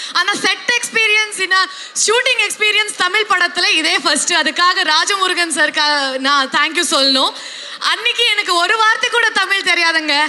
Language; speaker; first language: Tamil; non-native, learner; Kannada